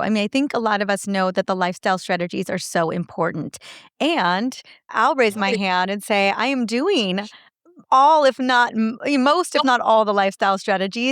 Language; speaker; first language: English; native; English